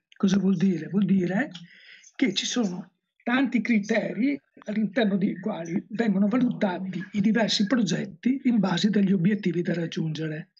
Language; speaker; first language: Italian; native; Italian